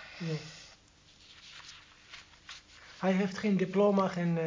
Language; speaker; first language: Dutch; non-native, learner; Arabic